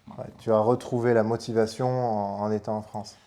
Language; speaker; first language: French; native; French